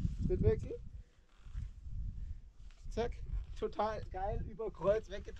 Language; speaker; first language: German; native; German